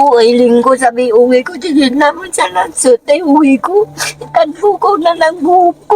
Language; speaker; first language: Filipino; non-native, learner; Vietnamese